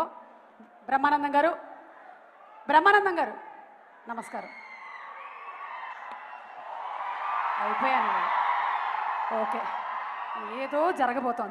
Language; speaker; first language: Telugu; native; Telugu